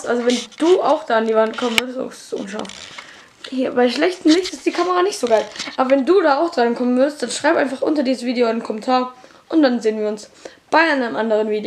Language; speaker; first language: German; native; German